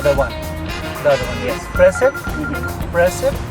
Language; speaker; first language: English; non-native, local second language; Hindi